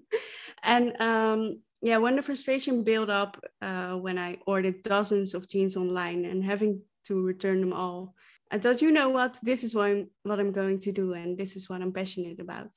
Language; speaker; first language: English; non-native, fluent; Dutch